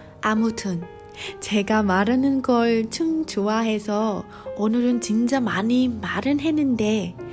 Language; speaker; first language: Korean; non-native, learner; Vietnamese